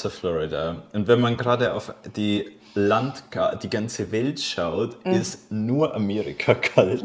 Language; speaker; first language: German; native; German